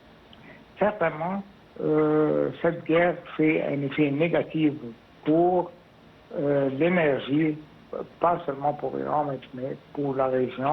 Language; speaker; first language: French; non-native, fluent; Arabic